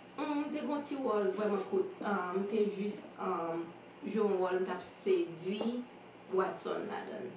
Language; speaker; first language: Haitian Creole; early bilingual, heritage; Haitian Creole